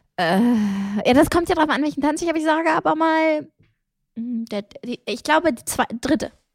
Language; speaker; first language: German; early bilingual, other home language; Greek